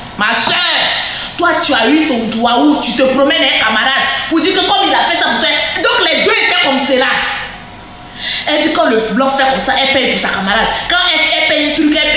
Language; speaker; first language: French; non-native, local second language; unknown